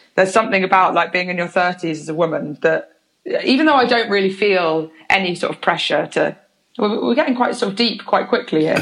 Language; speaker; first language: English; native; English